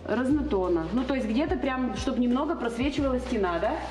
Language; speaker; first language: Russian; native; Russian